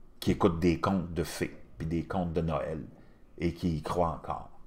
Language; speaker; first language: French; native; French